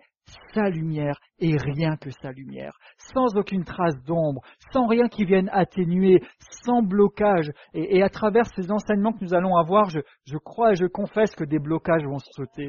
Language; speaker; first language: French; native; French